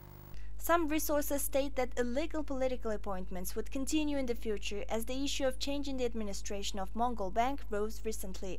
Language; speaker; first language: English; non-native, fluent; Mongolian